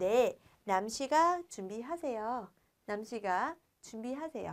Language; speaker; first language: Korean; non-native, fluent; Vietnamese